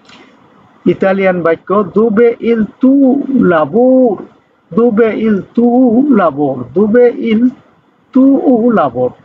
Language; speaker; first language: Italian; non-native, learner; Bangla